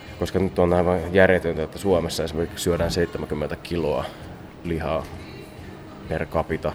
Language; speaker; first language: Finnish; native; Finnish